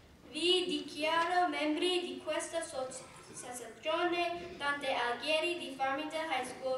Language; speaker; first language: Italian; non-native, learner; English